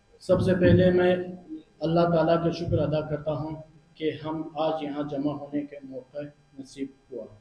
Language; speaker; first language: Urdu; non-native, fluent; Pashto